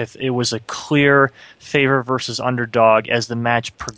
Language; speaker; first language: English; native; English